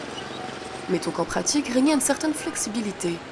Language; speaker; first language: French; native; French